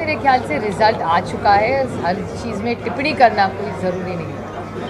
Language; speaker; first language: Hindi; non-native, local second language; Marathi